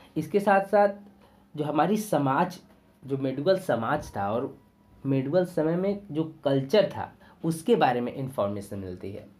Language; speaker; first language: Hindi; native; Hindi